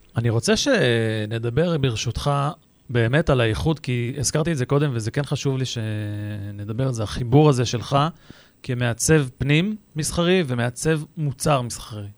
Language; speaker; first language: Hebrew; native; Hebrew